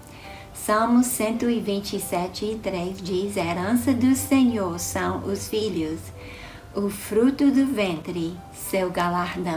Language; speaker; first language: Portuguese; non-native, fluent; English